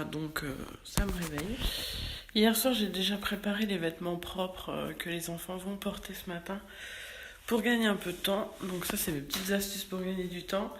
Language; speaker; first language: French; native; French